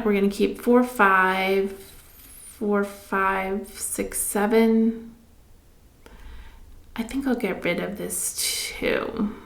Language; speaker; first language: English; native; English